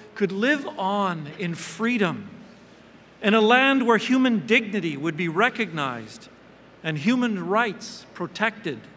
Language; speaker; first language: English; native; English